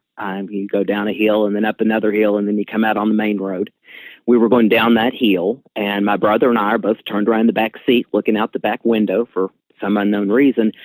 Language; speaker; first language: English; native; English